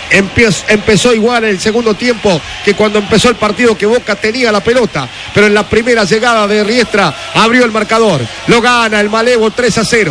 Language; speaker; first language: Spanish; native; Spanish